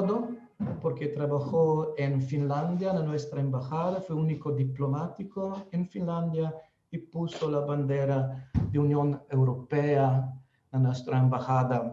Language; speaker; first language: Spanish; non-native, fluent; Slovenian